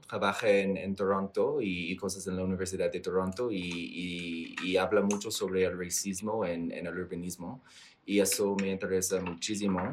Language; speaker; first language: Spanish; non-native, fluent; English